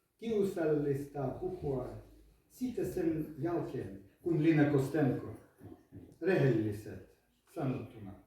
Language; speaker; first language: Finnish; non-native, learner; Ukrainian